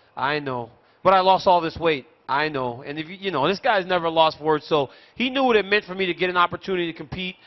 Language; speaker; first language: English; native; English